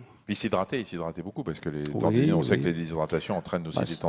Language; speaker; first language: French; native; French